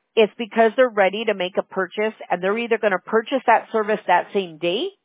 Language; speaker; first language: English; early bilingual, other home language; Spanish